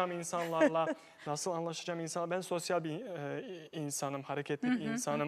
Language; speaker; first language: Turkish; non-native, fluent; Bosnian